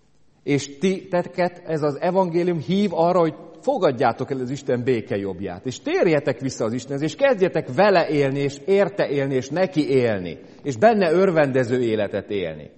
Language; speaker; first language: Hungarian; native; Hungarian